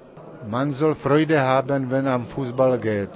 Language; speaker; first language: German; non-native, learner; Czech